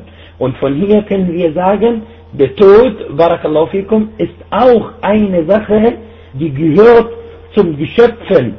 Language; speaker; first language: German; non-native, fluent; Arabic